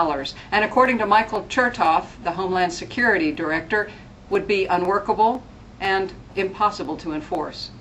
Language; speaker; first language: English; native; English